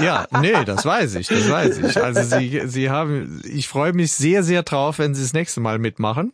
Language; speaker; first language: German; native; German